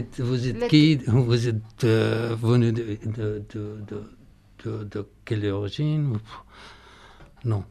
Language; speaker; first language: French; non-native, learner; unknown